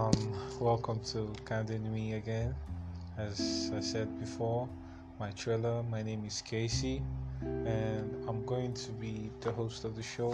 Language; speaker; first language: English; non-native, local second language; Igbo